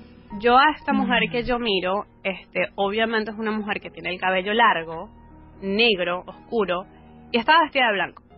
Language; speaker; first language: Spanish; native; Spanish